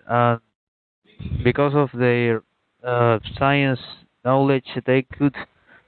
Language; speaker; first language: English; non-native, fluent; Spanish